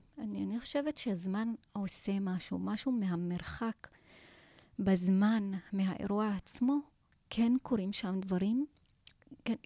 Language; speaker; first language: Hebrew; non-native, local second language; Arabic